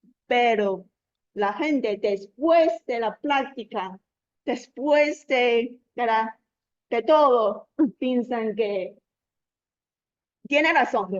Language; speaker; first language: Spanish; non-native, learner; Chinese